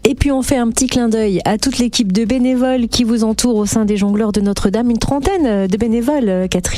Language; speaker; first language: French; native; French